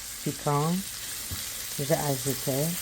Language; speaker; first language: French; non-native, learner; Persian